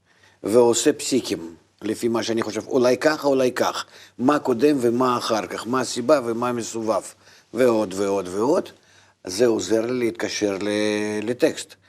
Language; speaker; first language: Hebrew; non-native, fluent; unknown